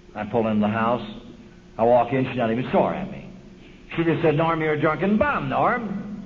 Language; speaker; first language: English; native; English